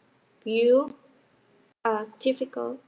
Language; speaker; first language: English; non-native, learner; Vietnamese